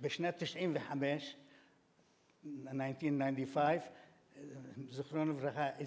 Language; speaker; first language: Hebrew; non-native, fluent; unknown